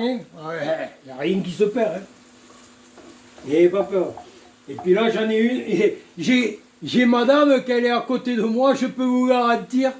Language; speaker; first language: French; native; French